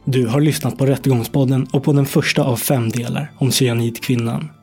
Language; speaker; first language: Swedish; native; Swedish